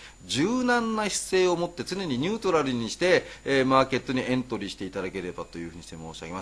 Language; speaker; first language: Japanese; native; Japanese